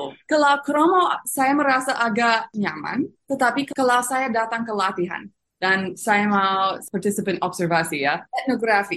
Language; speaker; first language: Indonesian; non-native, fluent; English